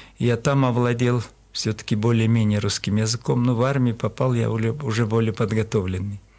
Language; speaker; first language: Russian; non-native, local second language; Kyrgyz